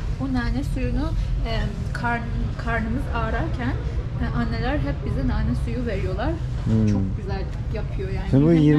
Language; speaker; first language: Turkish; non-native, fluent; Persian